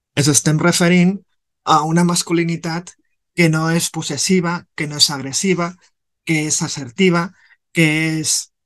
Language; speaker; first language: Catalan; non-native, local second language; Spanish